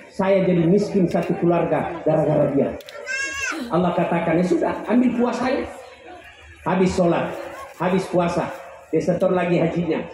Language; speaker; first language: Indonesian; non-native, local second language; Buginese